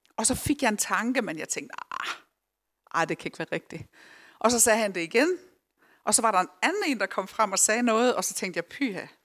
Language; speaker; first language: Danish; early bilingual, other home language; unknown